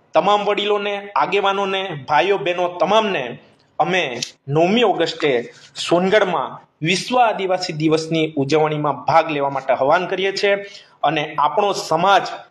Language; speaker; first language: Gujarati; non-native, local second language; Gamit